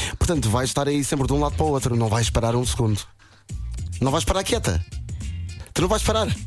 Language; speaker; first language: Portuguese; native; Portuguese